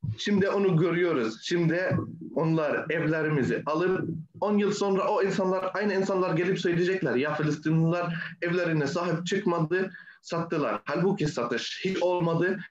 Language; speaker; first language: Turkish; non-native, fluent; Arabic